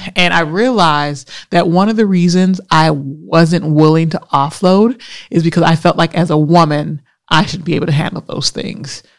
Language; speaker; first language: English; early bilingual, other home language; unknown